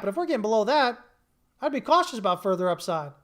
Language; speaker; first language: English; native; English